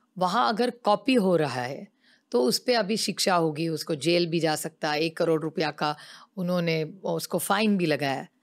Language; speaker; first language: Hindi; non-native, local second language; Marathi